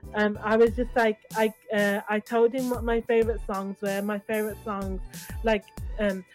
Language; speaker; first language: English; native; English